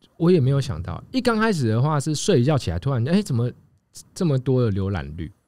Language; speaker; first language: Chinese; native; Chinese